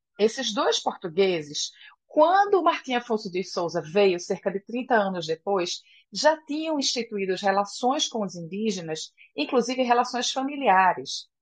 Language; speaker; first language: Portuguese; native; Portuguese